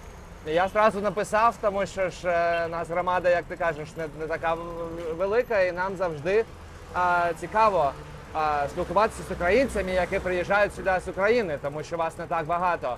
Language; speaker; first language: Ukrainian; non-native, local second language; Russian